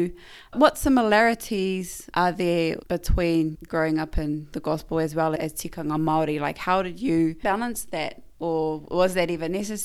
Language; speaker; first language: English; native; English